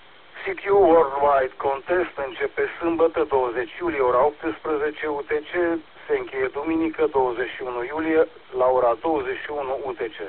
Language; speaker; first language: Romanian; native; Romanian